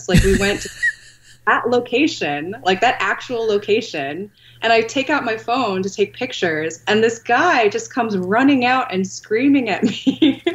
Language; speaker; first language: English; native; English